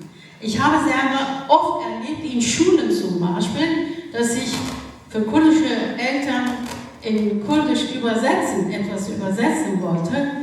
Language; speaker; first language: German; non-native, fluent; Kurdish